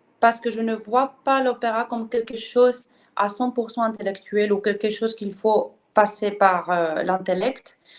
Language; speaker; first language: French; non-native, fluent; Spanish